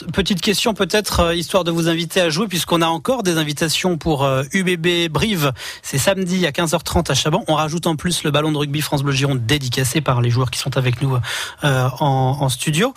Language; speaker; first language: French; native; French